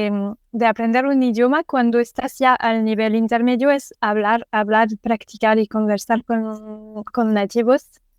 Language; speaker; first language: Spanish; non-native, fluent; French